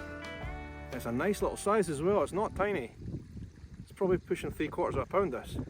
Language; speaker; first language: English; native; English